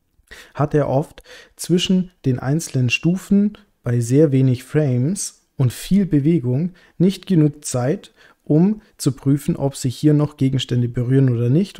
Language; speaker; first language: German; native; German